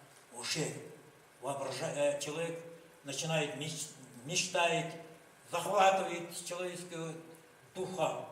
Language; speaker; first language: Russian; non-native, local second language; Yakut